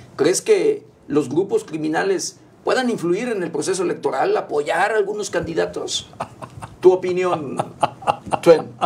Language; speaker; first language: Spanish; native; Spanish